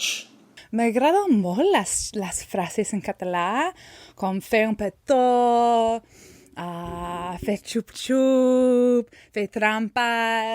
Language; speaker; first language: Catalan; non-native, learner; English